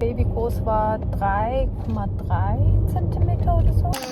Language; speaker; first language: German; non-native, learner; Korean